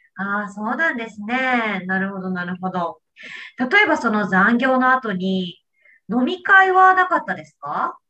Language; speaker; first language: Japanese; native; Japanese